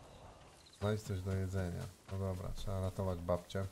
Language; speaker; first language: Polish; native; Polish